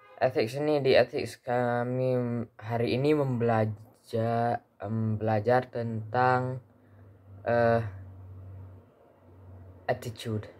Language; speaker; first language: Indonesian; early bilingual, heritage; Indonesian